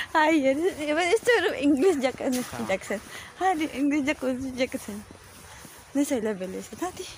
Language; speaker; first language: Turkish; non-native, learner; Filipino